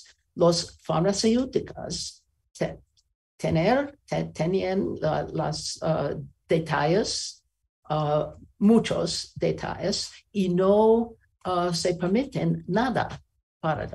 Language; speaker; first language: Spanish; non-native, learner; English